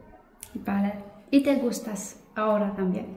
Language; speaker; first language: Spanish; non-native, fluent; Polish